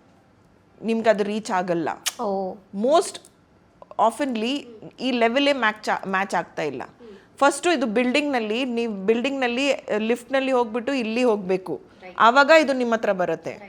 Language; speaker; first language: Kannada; non-native, local second language; Hindi